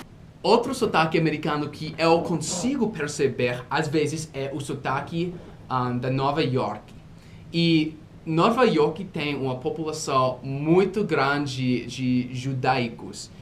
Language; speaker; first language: Portuguese; non-native, fluent; English